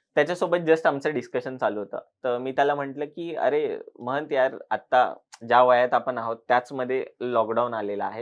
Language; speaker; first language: Marathi; native; Marathi